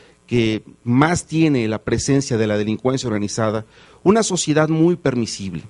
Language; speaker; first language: Spanish; native; Spanish